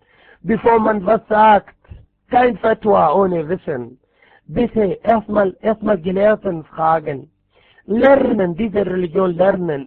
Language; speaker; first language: German; non-native, fluent; Arabic